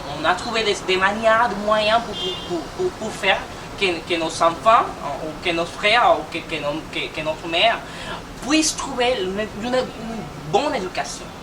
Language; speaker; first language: French; non-native, fluent; Spanish